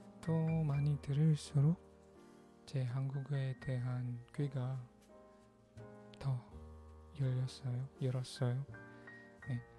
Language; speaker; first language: Korean; non-native, learner; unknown